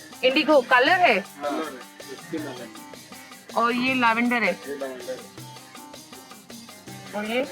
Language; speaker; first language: Hindi; native; Hindi